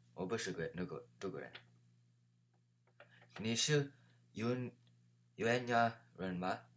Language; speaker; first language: Chinese; non-native, learner; English